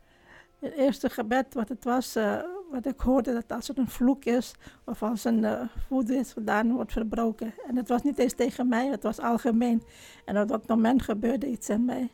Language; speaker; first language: Dutch; non-native, learner; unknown